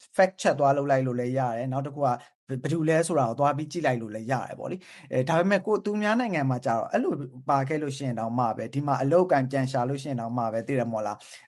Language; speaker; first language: Burmese; native; Burmese